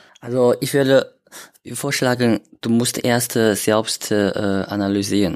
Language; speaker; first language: German; non-native, learner; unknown